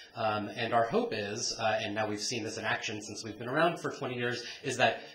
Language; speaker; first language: English; native; English